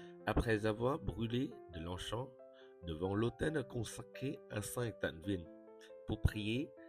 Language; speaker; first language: French; non-native, fluent; Vietnamese